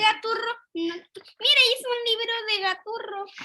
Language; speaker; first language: Spanish; native; Spanish